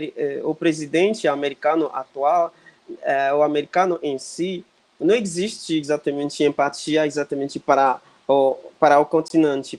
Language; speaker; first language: Portuguese; non-native, fluent; Haitian Creole